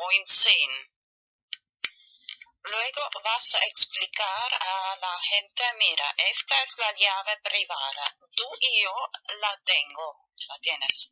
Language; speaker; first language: Spanish; non-native, fluent; German